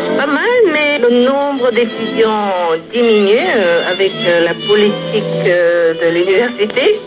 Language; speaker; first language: French; early bilingual, other home language; Korean